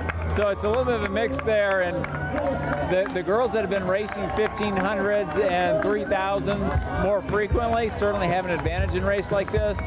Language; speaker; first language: English; native; English